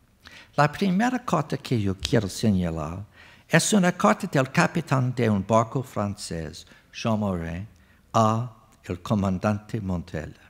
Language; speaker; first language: Spanish; non-native, fluent; English